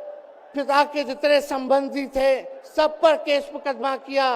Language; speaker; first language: Hindi; native; Hindi